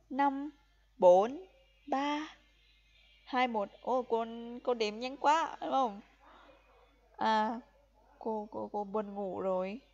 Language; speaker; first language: Vietnamese; non-native, fluent; Lao